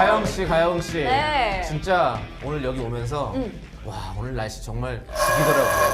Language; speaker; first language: Korean; native; Korean